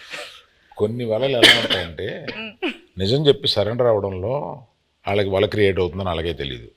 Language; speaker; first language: Telugu; native; Telugu